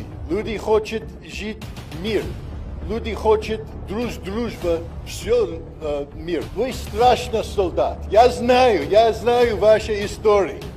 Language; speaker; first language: Russian; non-native, learner; English